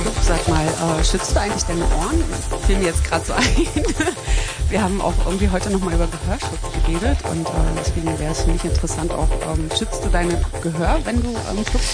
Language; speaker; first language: German; native; German